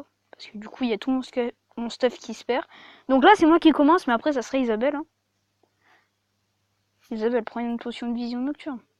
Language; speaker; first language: French; native; French